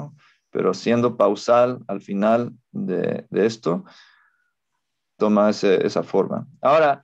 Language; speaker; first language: Spanish; non-native, fluent; English